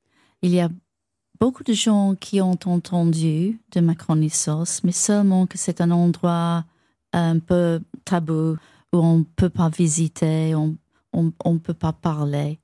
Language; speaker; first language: French; non-native, fluent; English